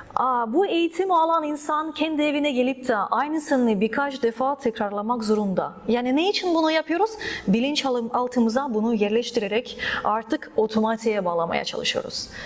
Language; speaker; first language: Turkish; early bilingual, other home language; Russian